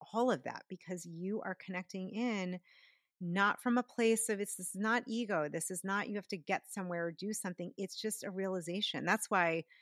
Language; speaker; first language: English; native; English